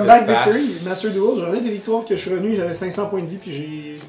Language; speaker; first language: French; native; French